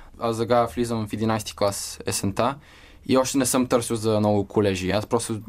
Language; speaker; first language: Bulgarian; early bilingual, heritage; Bulgarian